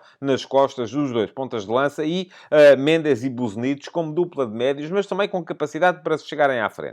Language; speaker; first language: Portuguese; native; Portuguese